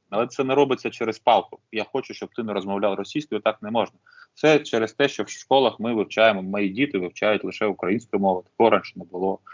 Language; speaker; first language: Ukrainian; non-native, local second language; Russian